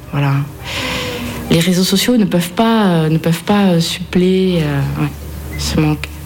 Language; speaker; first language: French; native; French